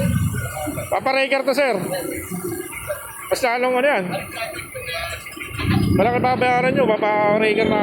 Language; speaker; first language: Filipino; native; Filipino